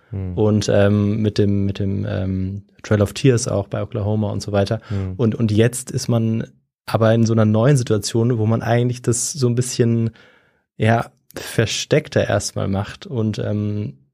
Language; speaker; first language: German; native; German